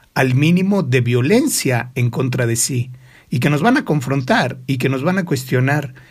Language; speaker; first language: Spanish; native; Spanish